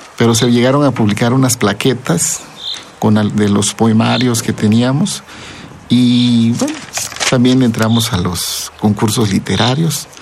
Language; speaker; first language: Spanish; non-native, local second language; Zapotec